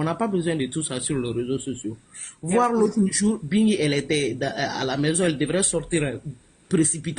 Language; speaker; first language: French; non-native, local second language; Bambara